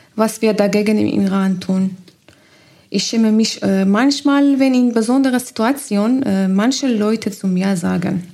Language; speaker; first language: German; non-native, fluent; Persian